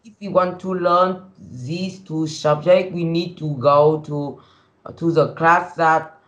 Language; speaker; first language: English; non-native, learner; Vietnamese